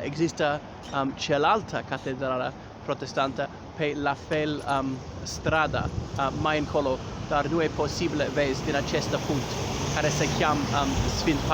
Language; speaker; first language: Romanian; non-native, learner; English